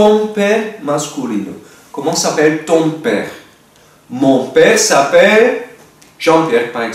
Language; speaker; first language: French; non-native, fluent; Spanish